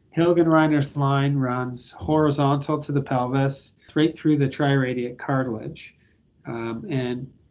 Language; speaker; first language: English; native; English